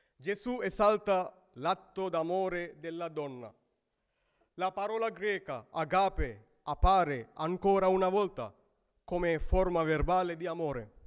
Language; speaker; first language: Italian; non-native, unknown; Sinhala